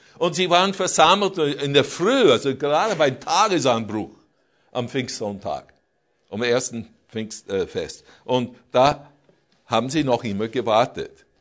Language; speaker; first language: German; non-native, fluent; English